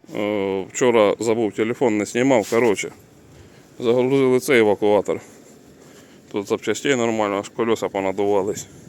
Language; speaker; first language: Ukrainian; native; Ukrainian